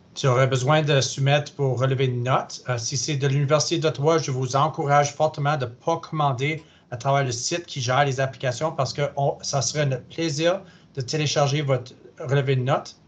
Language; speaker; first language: French; native; French